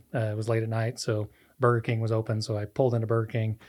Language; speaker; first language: English; non-native, fluent; Spanish